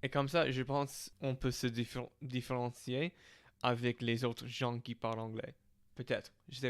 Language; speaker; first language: French; non-native, fluent; English